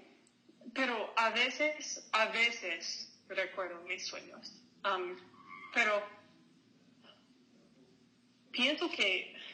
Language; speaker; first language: Spanish; non-native, learner; English